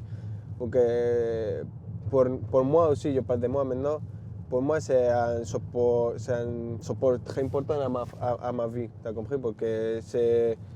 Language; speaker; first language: French; non-native, learner; Spanish